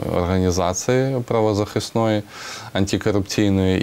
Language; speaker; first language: Ukrainian; non-native, local second language; Russian